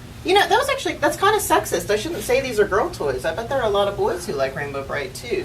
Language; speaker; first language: English; native; English